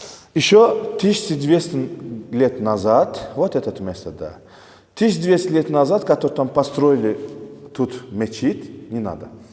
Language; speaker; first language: Russian; non-native, local second language; Azerbaijani